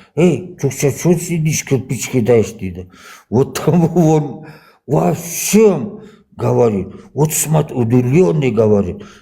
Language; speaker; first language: Russian; non-native, local second language; Kazakh